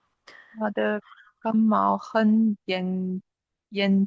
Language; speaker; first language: Chinese; non-native, learner; English